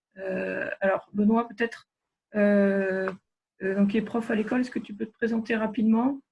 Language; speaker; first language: French; native; French